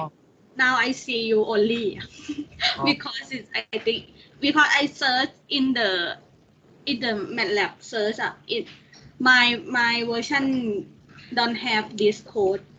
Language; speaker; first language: English; non-native, learner; Thai